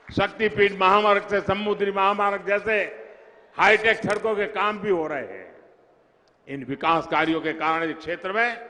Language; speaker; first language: Hindi; non-native, local second language; Gujarati